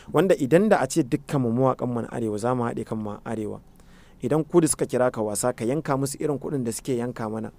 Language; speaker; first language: Hausa; non-native, local second language; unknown